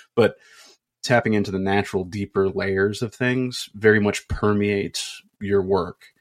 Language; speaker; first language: English; native; English